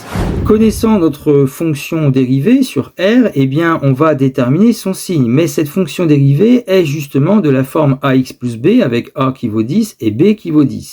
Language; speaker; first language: French; native; French